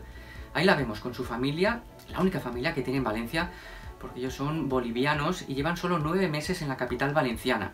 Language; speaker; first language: Spanish; native; Spanish